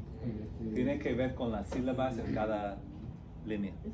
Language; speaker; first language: Spanish; non-native, fluent; English